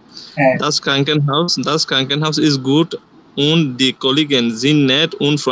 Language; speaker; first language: German; non-native, learner; Bangla